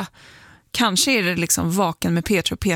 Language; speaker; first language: Swedish; native; Swedish